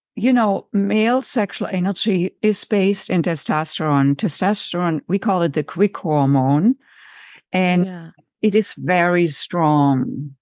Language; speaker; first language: English; non-native, fluent; German